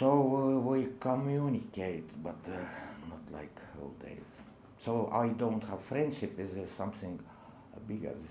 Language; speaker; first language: English; non-native, learner; Estonian